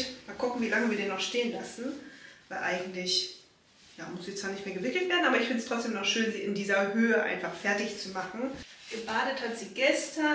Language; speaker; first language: German; native; German